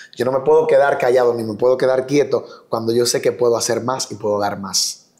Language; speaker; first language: Spanish; native; Spanish